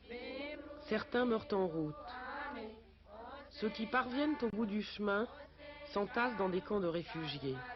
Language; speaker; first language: French; native; French